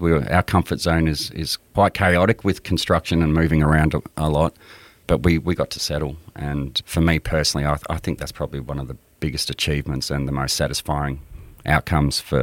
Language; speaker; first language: English; native; English